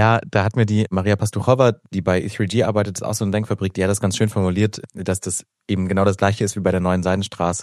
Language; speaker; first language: German; native; German